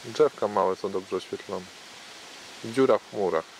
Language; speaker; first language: Polish; native; Polish